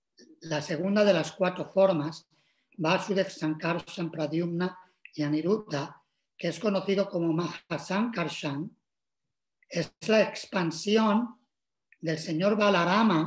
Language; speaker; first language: Spanish; native; Spanish